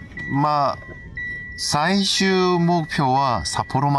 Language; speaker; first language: Japanese; non-native, learner; Korean